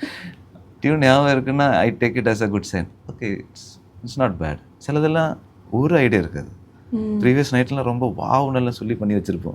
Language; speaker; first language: Tamil; early bilingual, heritage; Tamil